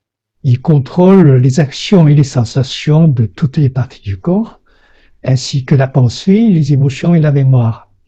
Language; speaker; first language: French; native; French